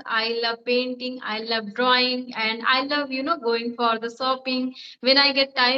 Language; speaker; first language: English; non-native, learner; Hindi